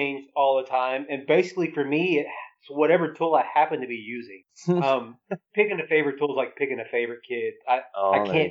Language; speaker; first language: English; native; English